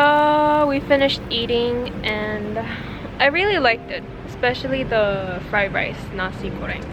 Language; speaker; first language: English; non-native, fluent; Mongolian